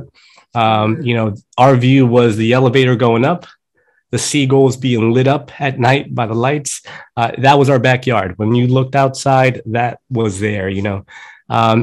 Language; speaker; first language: English; early bilingual, other home language; Spanish